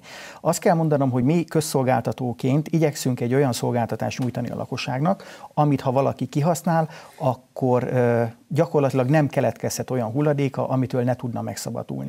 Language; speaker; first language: Hungarian; native; Hungarian